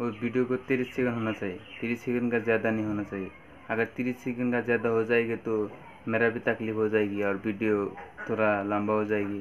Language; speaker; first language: Hindi; non-native, local second language; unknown